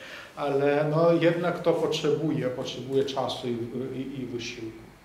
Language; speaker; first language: Polish; non-native, fluent; Lithuanian